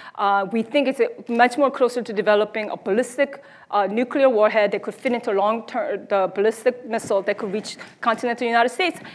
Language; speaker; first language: English; early bilingual, other home language; Korean